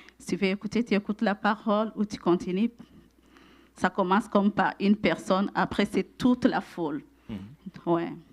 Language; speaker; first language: French; non-native, local second language; Rundi